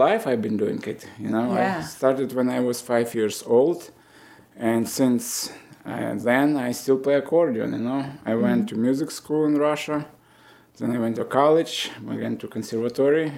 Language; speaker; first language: English; non-native, fluent; Romanian